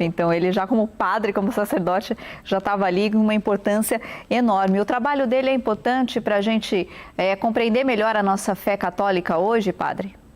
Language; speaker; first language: Portuguese; native; Portuguese